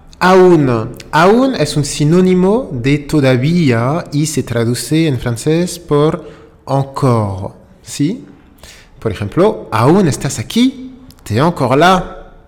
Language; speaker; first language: Spanish; non-native, fluent; French